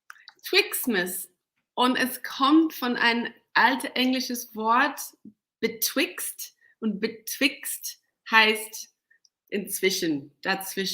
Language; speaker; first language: German; non-native, fluent; English